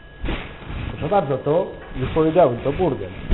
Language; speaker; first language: Polish; non-native, fluent; Catalan